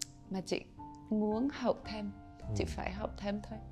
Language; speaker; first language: Vietnamese; early bilingual, other home language; English